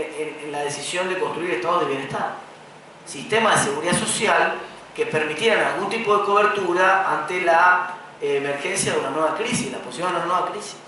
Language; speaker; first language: Spanish; native; Spanish